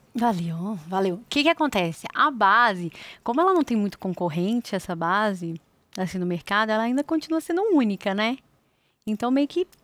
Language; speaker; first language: Portuguese; native; Portuguese